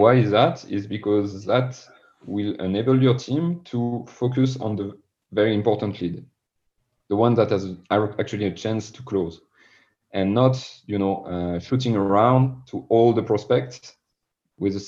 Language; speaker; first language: English; non-native, fluent; French